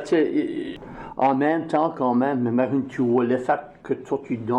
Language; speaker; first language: French; native; French